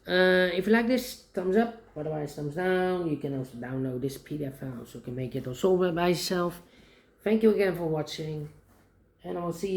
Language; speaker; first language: English; non-native, fluent; Dutch